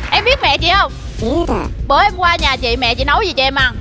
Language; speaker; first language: Vietnamese; native; Vietnamese